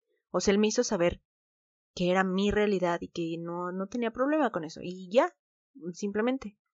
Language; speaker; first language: Spanish; native; Spanish